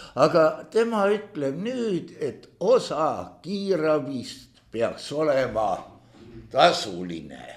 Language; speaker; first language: Estonian; native; Estonian